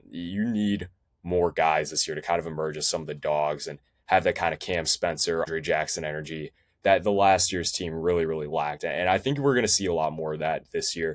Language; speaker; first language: English; native; English